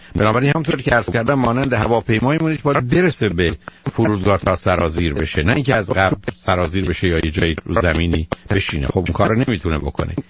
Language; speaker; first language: Persian; native; Persian